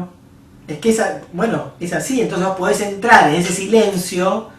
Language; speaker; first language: Spanish; native; Spanish